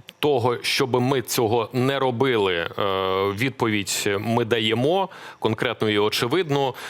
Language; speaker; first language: Ukrainian; native; Ukrainian